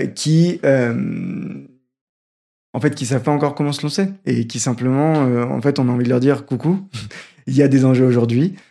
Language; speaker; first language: French; native; French